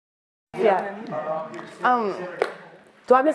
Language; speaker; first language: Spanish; non-native, learner; English